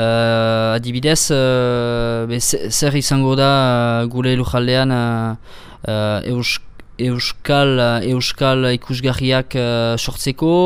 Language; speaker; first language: Basque; non-native, local second language; French